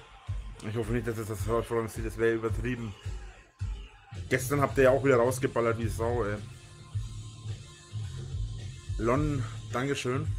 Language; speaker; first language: German; native; German